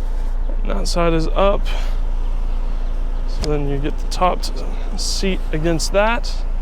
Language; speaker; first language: English; native; English